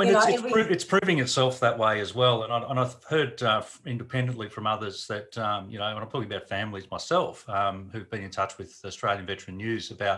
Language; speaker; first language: English; native; English